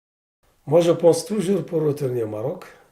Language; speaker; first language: French; non-native, learner; Arabic